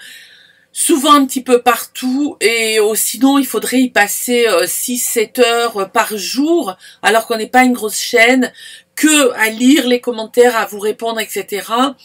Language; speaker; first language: French; native; French